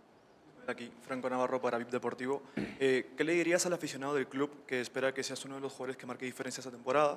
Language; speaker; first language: Spanish; native; Spanish